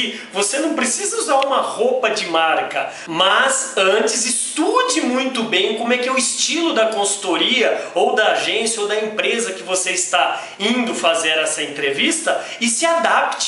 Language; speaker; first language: Portuguese; native; Portuguese